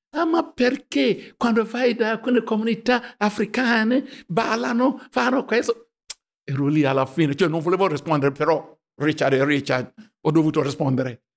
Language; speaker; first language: Italian; non-native, fluent; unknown